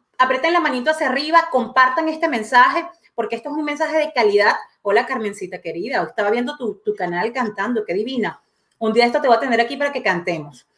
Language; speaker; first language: Spanish; native; Spanish